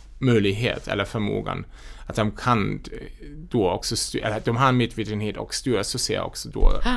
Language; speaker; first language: Swedish; non-native, fluent; German